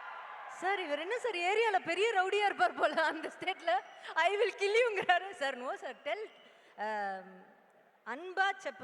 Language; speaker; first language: Tamil; native; Tamil